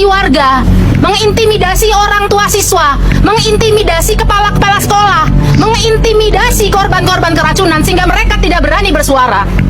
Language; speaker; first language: Indonesian; native; Indonesian